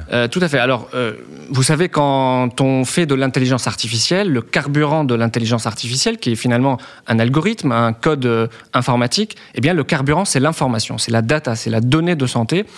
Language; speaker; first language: French; non-native, local second language; Arabic